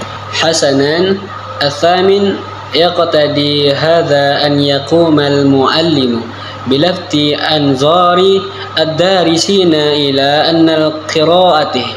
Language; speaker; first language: Arabic; non-native, learner; Indonesian